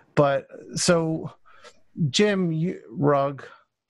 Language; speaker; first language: English; native; English